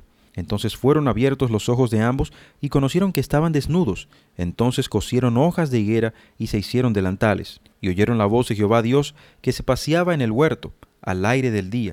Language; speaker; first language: Spanish; native; Spanish